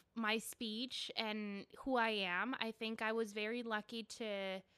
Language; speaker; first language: English; early bilingual, other home language; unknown